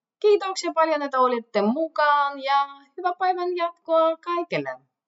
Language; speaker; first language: Finnish; non-native, learner; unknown